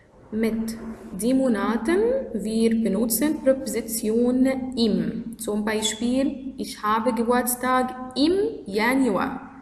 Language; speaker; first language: German; non-native, fluent; Arabic